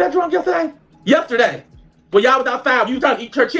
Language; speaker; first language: English; native; English